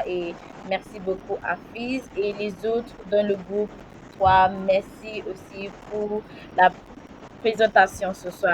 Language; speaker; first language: French; non-native, learner; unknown